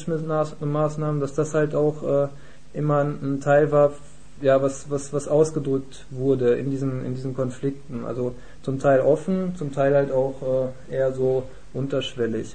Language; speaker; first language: German; native; German